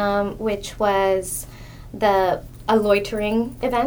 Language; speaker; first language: English; non-native, local second language; Hindi